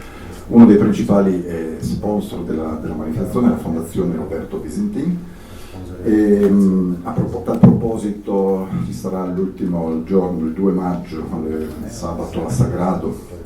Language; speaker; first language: Italian; native; Italian